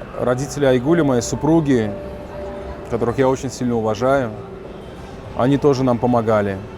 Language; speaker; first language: Russian; native; Russian